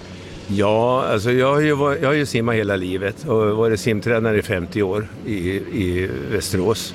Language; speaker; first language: Swedish; native; Swedish